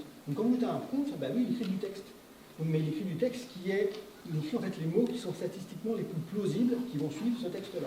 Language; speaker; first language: French; native; French